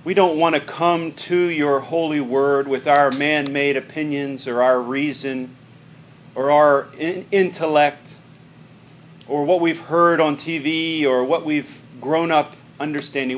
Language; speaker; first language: English; native; English